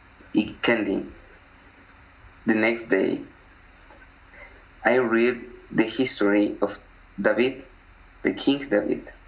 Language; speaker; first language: English; non-native, learner; Spanish